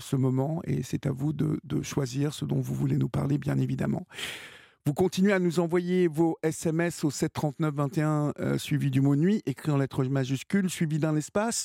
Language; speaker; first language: French; native; French